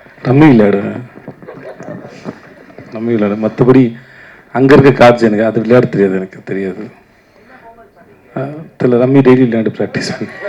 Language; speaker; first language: Tamil; native; Tamil